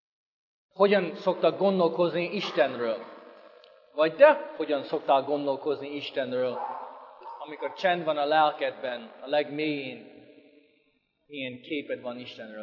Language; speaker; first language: Hungarian; non-native, fluent; English